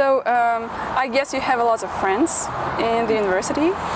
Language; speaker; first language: English; non-native, fluent; Russian